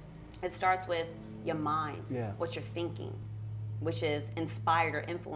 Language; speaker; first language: English; early bilingual, other home language; Russian